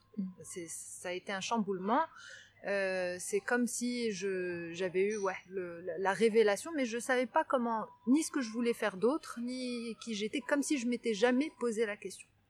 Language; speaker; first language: French; non-native, local second language; Arabic